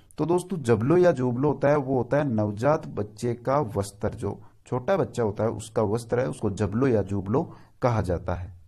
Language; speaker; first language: Hindi; native; Hindi